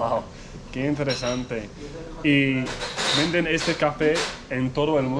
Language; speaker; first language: Spanish; non-native, learner; English